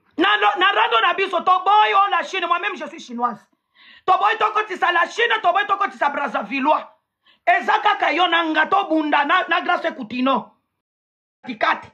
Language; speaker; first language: Lingala; non-native, local second language; Swahili